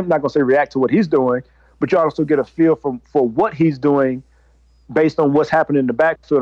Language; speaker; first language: English; native; English